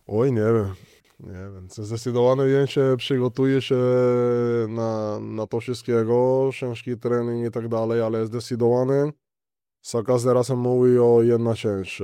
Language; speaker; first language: Polish; non-native, learner; Spanish